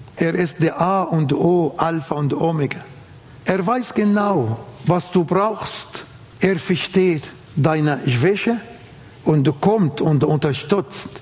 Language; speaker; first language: German; non-native, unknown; Arabic